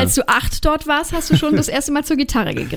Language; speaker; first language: German; native; German